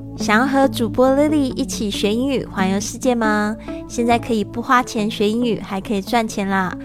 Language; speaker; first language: Chinese; native; Chinese